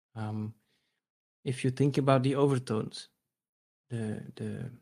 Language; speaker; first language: English; non-native, fluent; Dutch